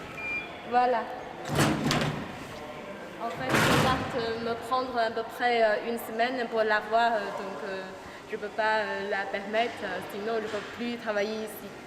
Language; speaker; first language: French; non-native, fluent; Chinese